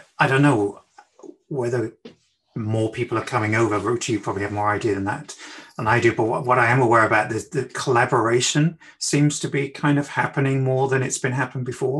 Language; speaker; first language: English; native; English